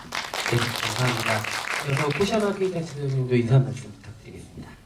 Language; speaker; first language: Korean; native; Korean